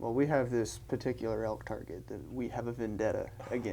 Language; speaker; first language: English; native; English